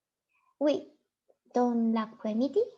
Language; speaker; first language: French; non-native, learner; Chinese